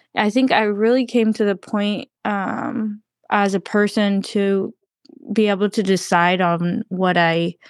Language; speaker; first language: English; native; English